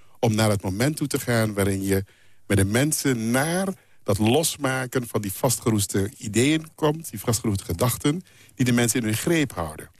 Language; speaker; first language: Dutch; non-native, local second language; Papiamento